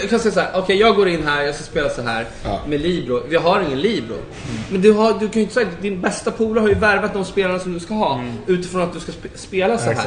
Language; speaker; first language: Swedish; native; Swedish